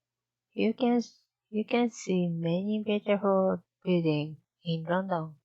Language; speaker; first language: English; non-native, learner; Japanese